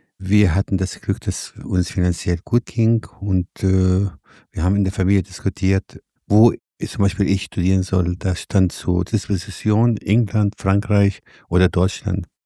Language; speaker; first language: German; non-native, fluent; Arabic